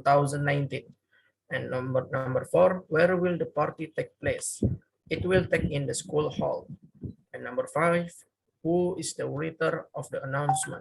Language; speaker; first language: English; non-native, learner; Indonesian